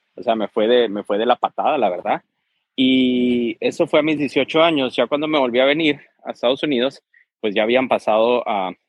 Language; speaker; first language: Spanish; native; Spanish